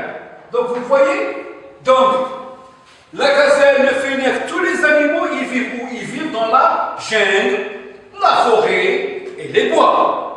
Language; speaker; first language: French; non-native, local second language; Arabic